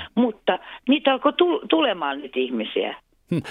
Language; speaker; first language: Finnish; non-native, local second language; Swedish